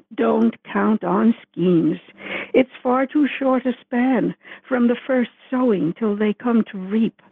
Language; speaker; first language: English; early bilingual, other home language; Spanish